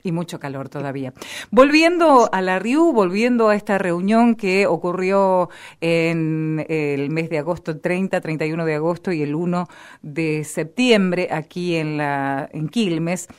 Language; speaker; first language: Spanish; native; Spanish